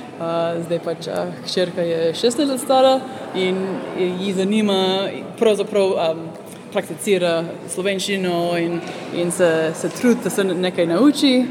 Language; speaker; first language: Slovenian; early bilingual, heritage; Slovenian